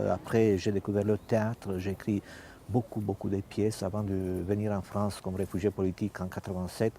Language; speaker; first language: French; non-native, fluent; Romanian